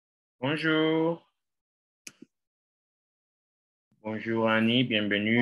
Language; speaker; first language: French; non-native, fluent; Spanish